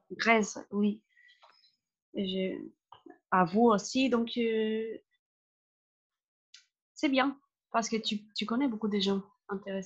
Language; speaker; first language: French; non-native, fluent; Spanish